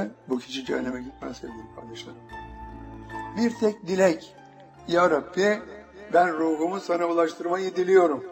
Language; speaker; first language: Turkish; native; Turkish